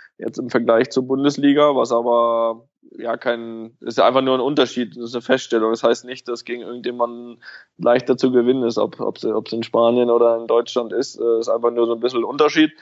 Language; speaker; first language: German; native; German